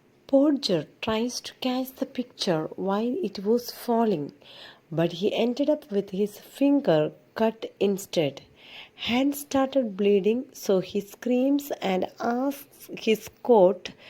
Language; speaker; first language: English; non-native, local second language; Malayalam